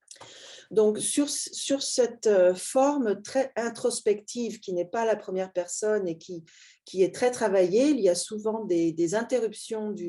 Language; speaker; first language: French; native; French